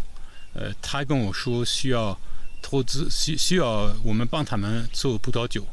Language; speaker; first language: Chinese; non-native, fluent; French